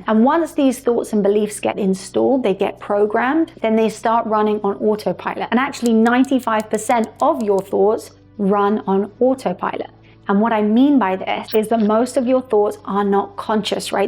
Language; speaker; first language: English; native; English